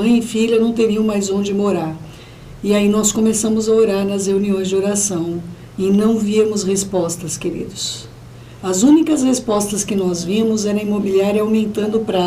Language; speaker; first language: Portuguese; native; Portuguese